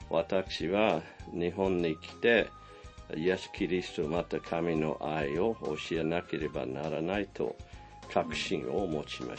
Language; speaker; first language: Japanese; non-native, fluent; English